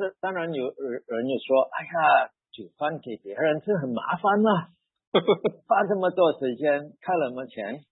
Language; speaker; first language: Chinese; early bilingual, heritage; Chinese